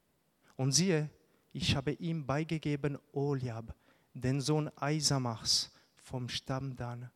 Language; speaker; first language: German; non-native, local second language; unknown